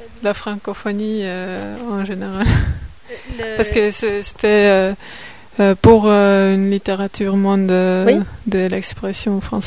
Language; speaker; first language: French; non-native, fluent; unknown